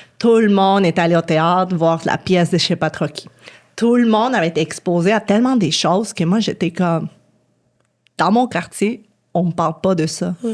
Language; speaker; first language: French; non-native, fluent; Spanish